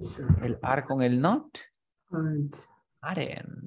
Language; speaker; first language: English; non-native, fluent; Spanish